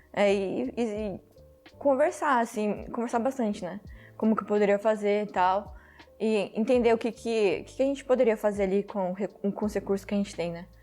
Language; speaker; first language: Portuguese; early bilingual, heritage; Portuguese